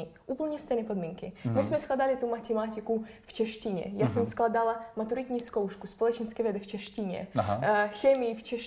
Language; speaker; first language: Czech; non-native, fluent; Russian